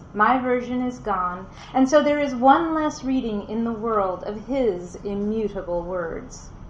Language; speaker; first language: English; native; English